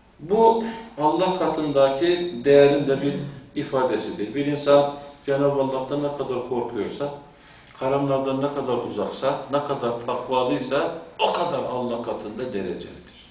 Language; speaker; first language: Turkish; native; Turkish